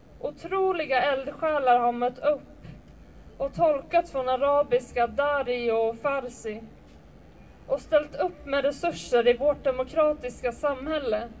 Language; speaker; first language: Swedish; early bilingual, other home language; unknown